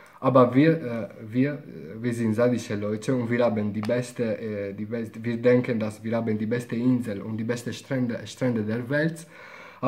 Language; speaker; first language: German; non-native, fluent; Italian